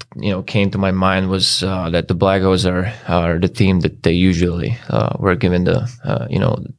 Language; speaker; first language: English; non-native, fluent; Czech